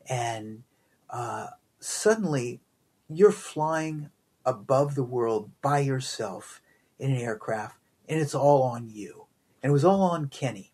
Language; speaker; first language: English; native; English